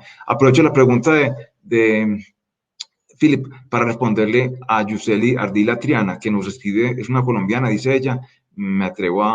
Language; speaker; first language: Spanish; native; Spanish